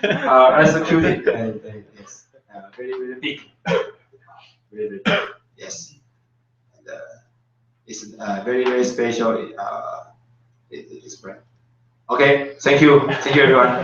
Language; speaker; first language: English; non-native, learner; Chinese